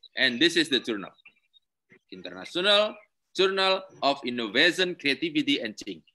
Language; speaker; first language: English; non-native, learner; Indonesian